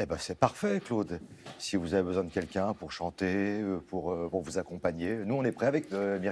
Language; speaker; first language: French; native; French